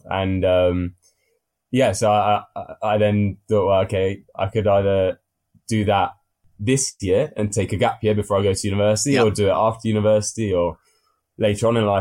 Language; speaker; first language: English; native; English